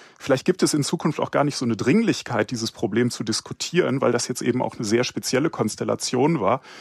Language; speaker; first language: German; native; German